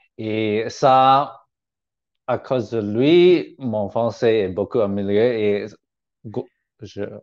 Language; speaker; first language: French; non-native, learner; Cantonese